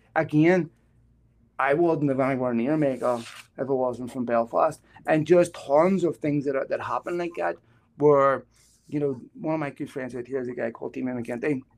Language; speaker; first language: English; native; English